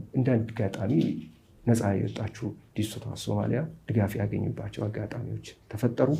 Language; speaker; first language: Amharic; non-native, local second language; Somali